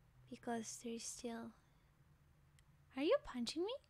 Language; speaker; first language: English; non-native, fluent; Spanish